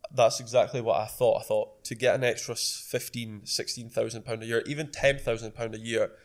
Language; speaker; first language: English; native; English